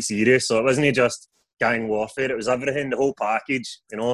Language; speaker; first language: English; native; English